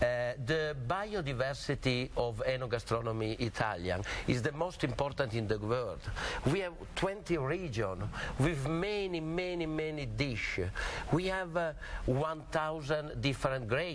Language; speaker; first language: English; non-native, learner; Italian